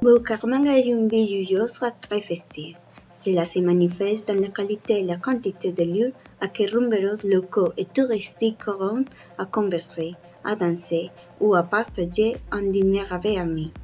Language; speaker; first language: French; non-native, learner; Spanish